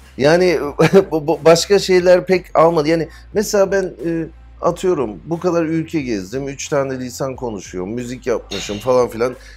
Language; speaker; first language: Turkish; early bilingual, heritage; Turkish